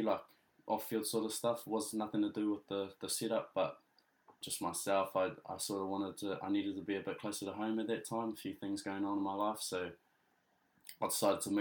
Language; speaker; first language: English; native; English